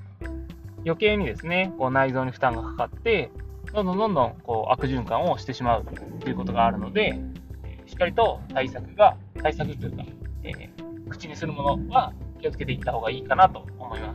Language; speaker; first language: Japanese; native; Japanese